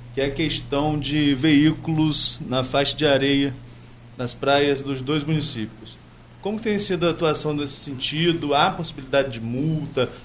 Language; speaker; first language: Portuguese; native; Portuguese